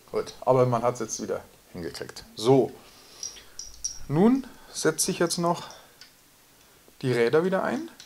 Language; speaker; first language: German; native; German